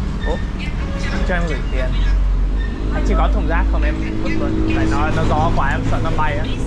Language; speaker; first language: Vietnamese; non-native, fluent; English